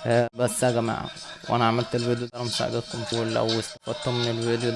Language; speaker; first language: Arabic; native; Arabic